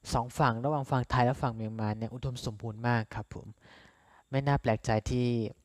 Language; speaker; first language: Thai; non-native, local second language; S'gaw Karen